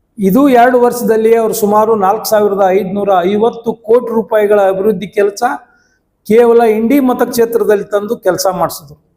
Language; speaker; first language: Kannada; native; Kannada